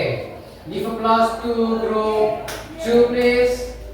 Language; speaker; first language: English; non-native, learner; Indonesian